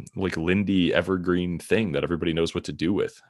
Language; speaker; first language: English; native; English